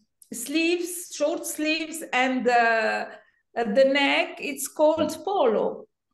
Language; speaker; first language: English; non-native, fluent; Italian